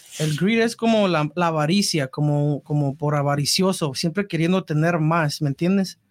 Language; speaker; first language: Spanish; early bilingual, heritage; Spanish